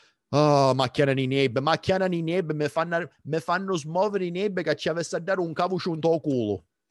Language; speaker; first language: Italian; early bilingual, other home language; English